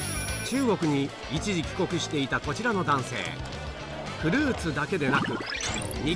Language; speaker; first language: Japanese; native; Japanese